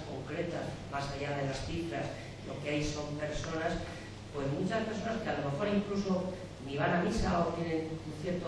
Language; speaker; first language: Spanish; native; Spanish